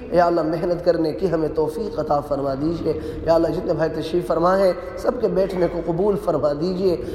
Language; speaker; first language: Urdu; native; Urdu